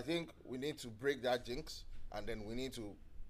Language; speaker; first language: English; non-native, local second language; Yoruba